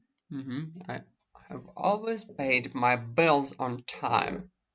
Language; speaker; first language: English; non-native, fluent; Russian